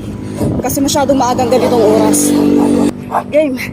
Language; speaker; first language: Filipino; native; Filipino